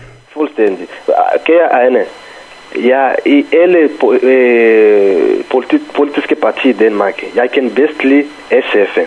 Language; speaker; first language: Danish; non-native, fluent; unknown